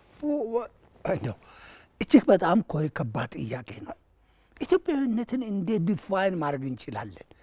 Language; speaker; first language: Amharic; non-native, local second language; Wolaytta